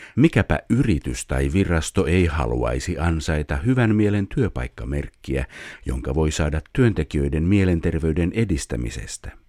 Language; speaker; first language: Finnish; native; Finnish